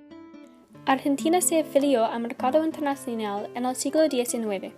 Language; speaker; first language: Spanish; non-native, learner; English